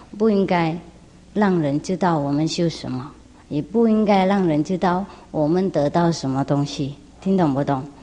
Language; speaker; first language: Chinese; non-native, fluent; Vietnamese